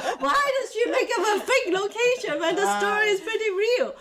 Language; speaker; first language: English; non-native, local second language; Cantonese